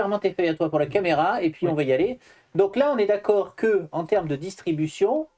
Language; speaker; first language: French; native; French